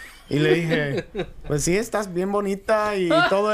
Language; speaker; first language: Spanish; non-native, fluent; English